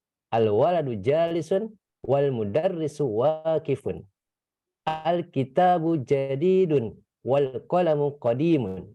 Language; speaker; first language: Arabic; non-native, learner; Indonesian